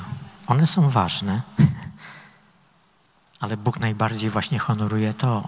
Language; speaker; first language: Polish; native; Polish